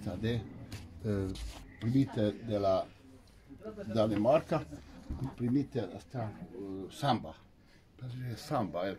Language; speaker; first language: Romanian; non-native, local second language; Hungarian